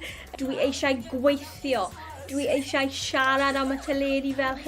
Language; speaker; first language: Welsh; non-native, learner; English